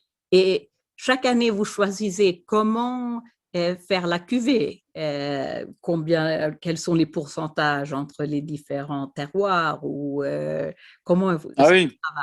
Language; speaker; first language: French; non-native, fluent; Swedish